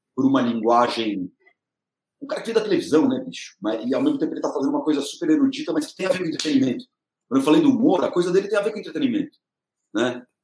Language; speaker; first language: Portuguese; native; Portuguese